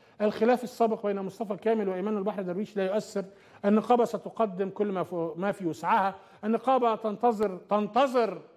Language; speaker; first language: Arabic; native; Arabic